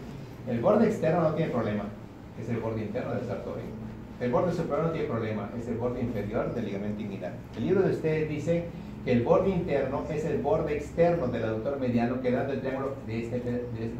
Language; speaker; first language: Spanish; native; Spanish